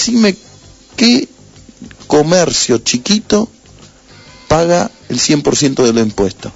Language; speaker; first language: Spanish; native; Spanish